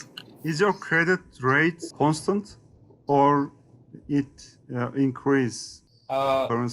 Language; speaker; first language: English; non-native, learner; Turkish